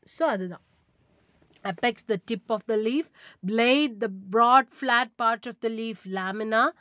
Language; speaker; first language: English; non-native, local second language; Tamil